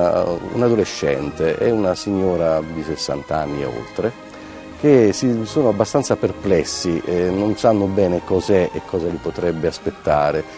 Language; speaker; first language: Italian; native; Italian